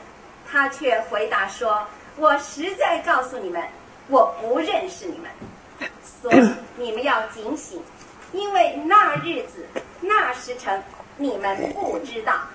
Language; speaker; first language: Chinese; native; Chinese